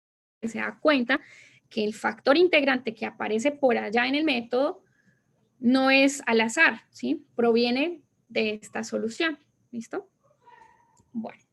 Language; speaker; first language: Spanish; native; Spanish